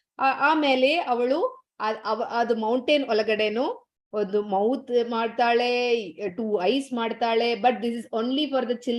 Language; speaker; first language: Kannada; non-native, learner; Tamil